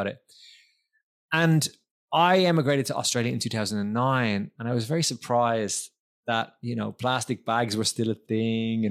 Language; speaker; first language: English; native; English